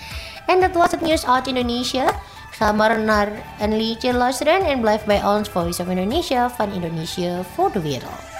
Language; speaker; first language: Dutch; non-native, fluent; Indonesian